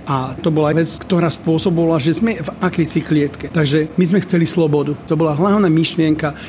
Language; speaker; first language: Slovak; native; Slovak